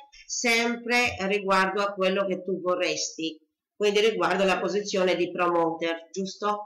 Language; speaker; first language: Italian; native; Italian